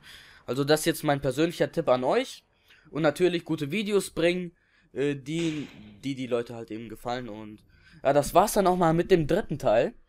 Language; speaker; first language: German; native; German